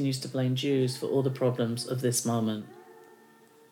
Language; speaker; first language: English; native; English